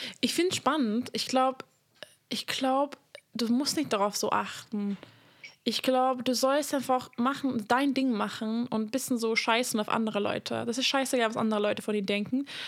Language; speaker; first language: German; non-native, fluent; Hungarian